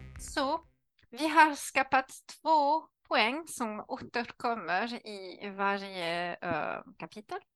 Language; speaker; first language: Swedish; non-native, learner; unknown